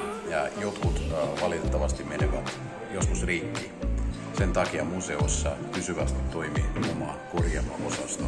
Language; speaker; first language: Finnish; non-native, fluent; Russian